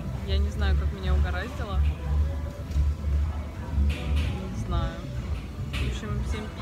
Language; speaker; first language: Russian; native; Russian